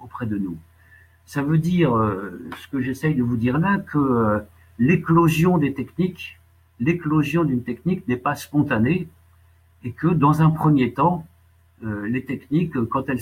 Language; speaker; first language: French; native; French